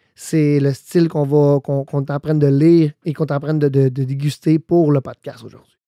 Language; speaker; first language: French; native; French